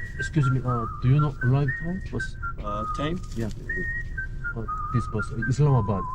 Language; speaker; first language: English; non-native, learner; Korean